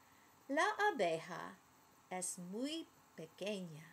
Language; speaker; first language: Spanish; non-native, learner; English